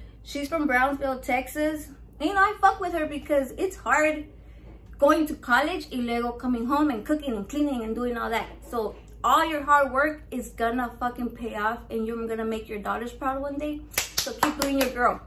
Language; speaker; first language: English; early bilingual, other home language; Spanish